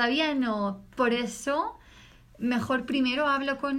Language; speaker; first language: Spanish; native; Spanish